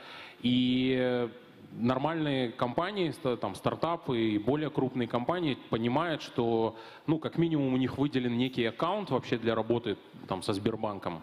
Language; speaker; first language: Russian; native; Russian